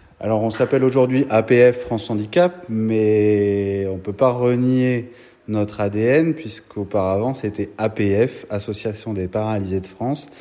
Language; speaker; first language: French; native; French